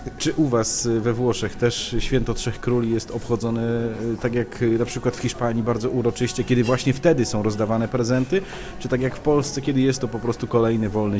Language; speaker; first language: Polish; native; Polish